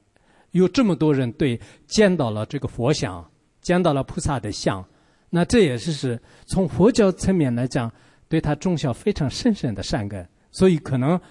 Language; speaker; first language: Chinese; non-native, local second language; Tibetan